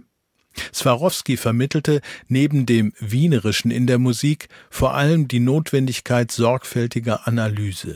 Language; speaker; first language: German; native; German